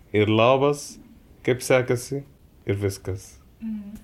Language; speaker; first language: Lithuanian; non-native, learner; Arabic